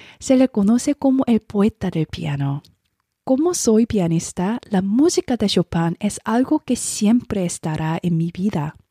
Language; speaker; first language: Spanish; non-native, learner; Korean